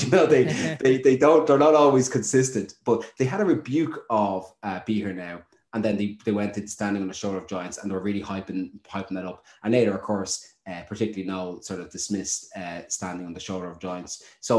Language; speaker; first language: English; native; English